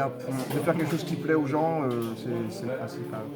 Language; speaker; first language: French; native; French